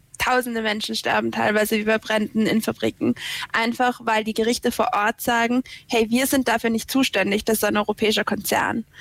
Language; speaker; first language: German; native; German